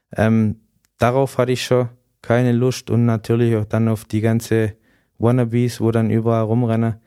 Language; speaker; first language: German; native; German